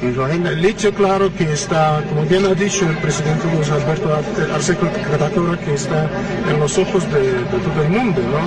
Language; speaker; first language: Spanish; non-native, fluent; Russian